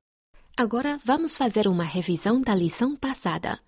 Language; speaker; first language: Portuguese; non-native, fluent; Chinese